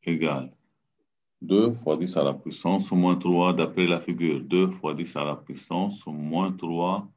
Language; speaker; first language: French; non-native, local second language; Arabic